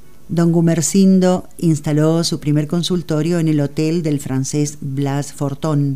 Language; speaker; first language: Spanish; native; Spanish